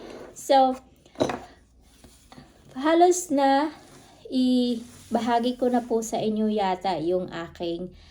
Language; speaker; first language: Filipino; non-native, local second language; Cebuano